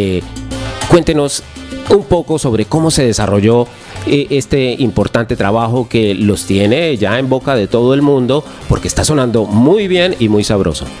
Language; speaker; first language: Spanish; native; Spanish